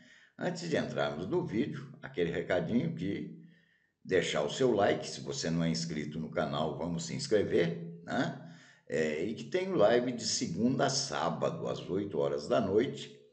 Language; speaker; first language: Portuguese; native; Portuguese